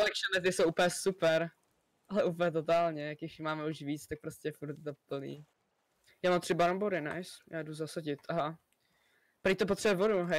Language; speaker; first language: Czech; native; Czech